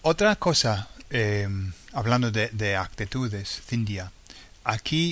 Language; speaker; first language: Spanish; non-native, fluent; English